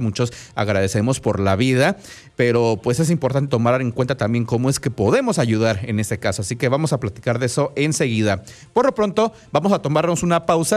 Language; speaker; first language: Spanish; native; Spanish